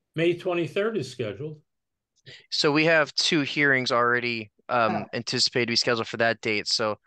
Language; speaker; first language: English; native; English